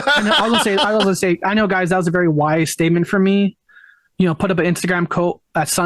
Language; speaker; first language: English; native; English